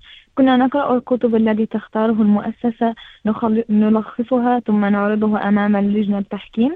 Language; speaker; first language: Arabic; early bilingual, heritage; Arabic